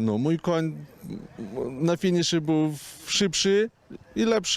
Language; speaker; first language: Polish; non-native, fluent; Ukrainian